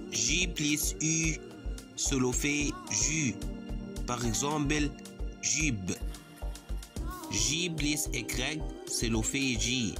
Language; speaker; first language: French; non-native, fluent; Arabic